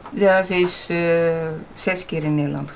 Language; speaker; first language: Dutch; non-native, learner; Portuguese